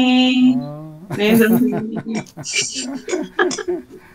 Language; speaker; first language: Korean; non-native, learner; Indonesian